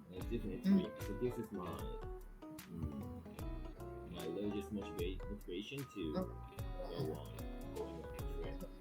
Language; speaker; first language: English; non-native, fluent; Japanese